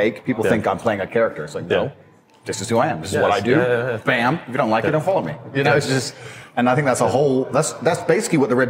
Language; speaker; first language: English; native; English